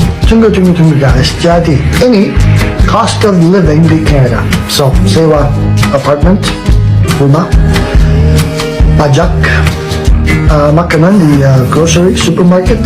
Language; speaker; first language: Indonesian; non-native, learner; English